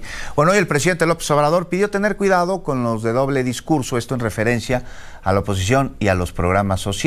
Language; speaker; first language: Spanish; native; Spanish